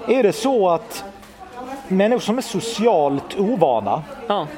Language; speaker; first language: Swedish; early bilingual, other home language; Italian